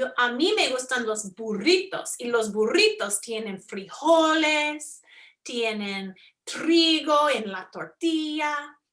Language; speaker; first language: Spanish; non-native, fluent; English